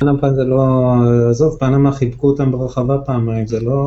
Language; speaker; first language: Hebrew; native; Hebrew